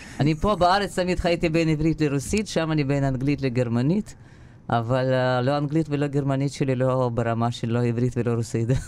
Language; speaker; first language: Hebrew; non-native, fluent; Russian